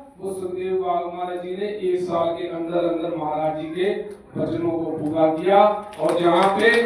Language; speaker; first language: Hindi; non-native, local second language; Punjabi